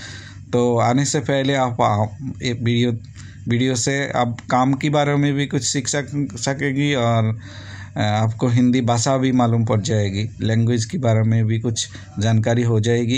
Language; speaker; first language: Hindi; non-native, local second language; Bangla